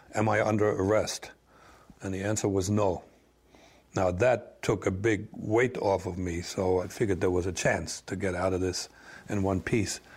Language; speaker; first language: English; non-native, fluent; German